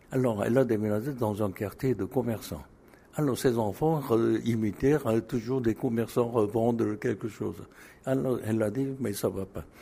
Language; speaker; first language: French; non-native, fluent; Korean